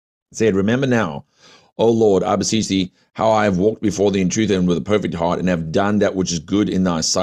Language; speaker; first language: English; early bilingual, other home language; Afrikaans